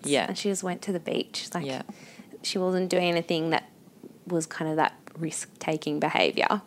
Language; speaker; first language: English; native; English